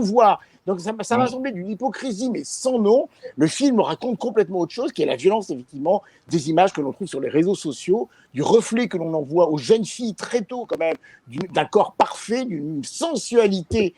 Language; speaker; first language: French; native; French